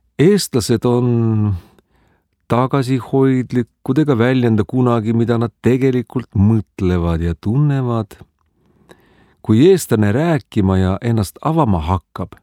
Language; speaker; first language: Estonian; non-native, learner; Spanish